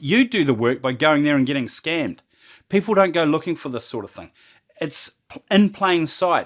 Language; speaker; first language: English; native; English